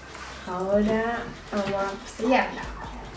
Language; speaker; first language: Spanish; native; Spanish